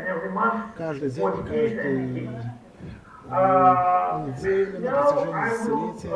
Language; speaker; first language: Russian; non-native, local second language; Azerbaijani